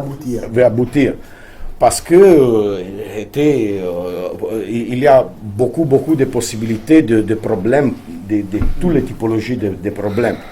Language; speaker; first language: French; non-native, fluent; Italian